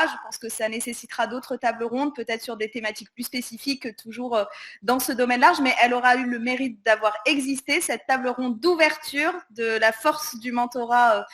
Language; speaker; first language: French; native; French